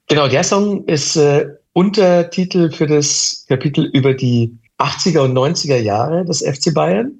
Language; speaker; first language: German; native; German